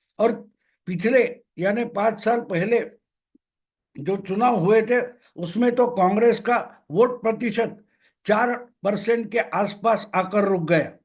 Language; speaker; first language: Hindi; non-native, local second language; Marathi